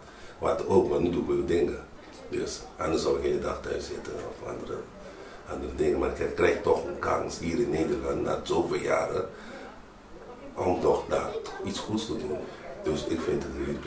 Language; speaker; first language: Dutch; non-native, fluent; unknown